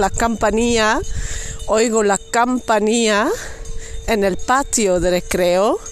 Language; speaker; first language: Spanish; non-native, fluent; Dutch